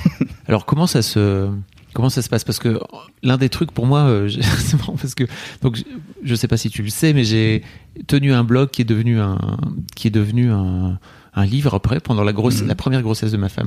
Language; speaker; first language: French; native; French